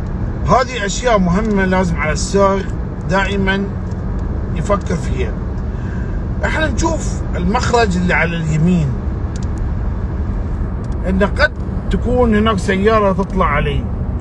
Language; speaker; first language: Arabic; native; Arabic